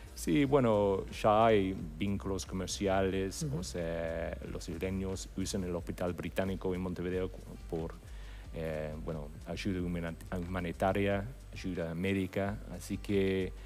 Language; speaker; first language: Spanish; non-native, fluent; English